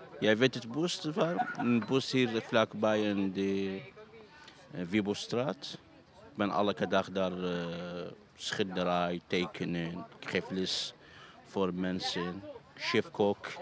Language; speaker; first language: Dutch; non-native, learner; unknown